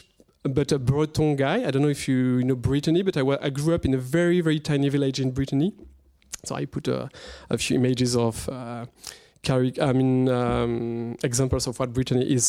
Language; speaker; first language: English; non-native, fluent; French